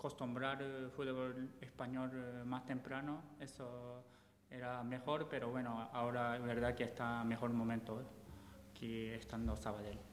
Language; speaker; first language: Spanish; non-native, learner; Japanese